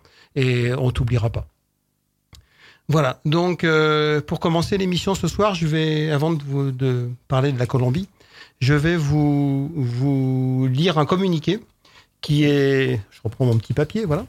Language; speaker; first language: French; native; French